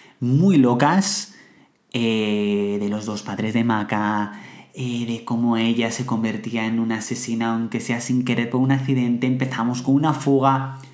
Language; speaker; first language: Spanish; native; Spanish